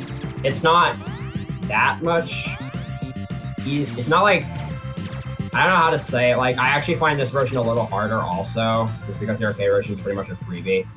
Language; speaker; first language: English; native; English